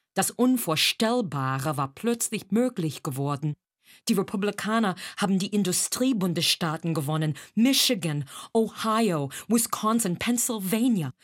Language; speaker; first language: German; non-native, fluent; English